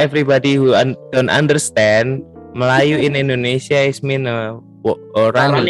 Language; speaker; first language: English; non-native, learner; Indonesian